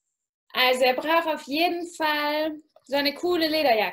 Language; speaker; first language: German; native; German